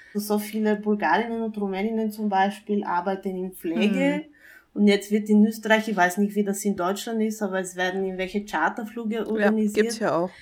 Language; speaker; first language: German; non-native, fluent; Bulgarian